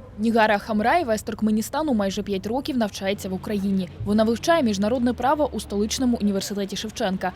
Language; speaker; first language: Ukrainian; native; Ukrainian